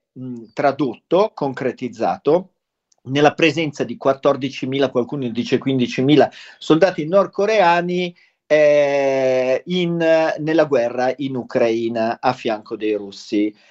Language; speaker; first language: Italian; native; Italian